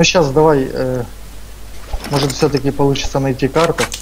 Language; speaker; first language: Russian; native; Russian